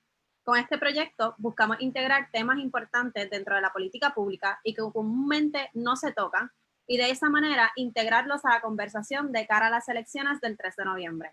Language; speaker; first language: Spanish; native; Spanish